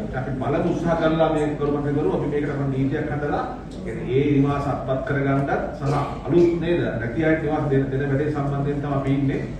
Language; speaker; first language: Sinhala; native; Sinhala